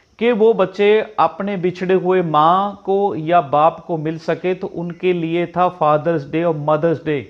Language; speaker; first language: Hindi; non-native, local second language; Punjabi